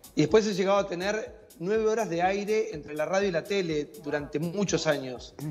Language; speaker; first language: Spanish; native; Spanish